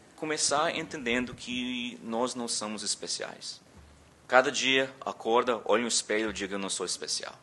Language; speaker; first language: Portuguese; early bilingual, other home language; English